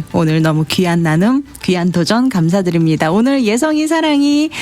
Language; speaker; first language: Korean; native; Korean